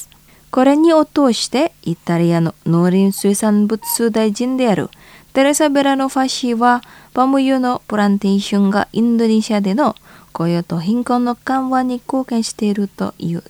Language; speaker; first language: Japanese; non-native, fluent; Indonesian